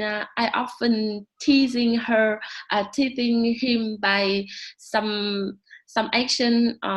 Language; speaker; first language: English; non-native, learner; Vietnamese